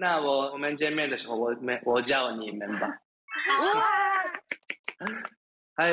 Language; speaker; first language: Chinese; non-native, learner; Japanese